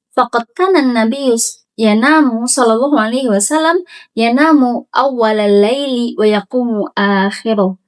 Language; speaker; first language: Arabic; non-native, learner; Indonesian